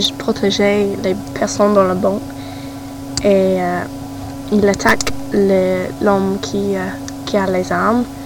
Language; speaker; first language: French; non-native, learner; English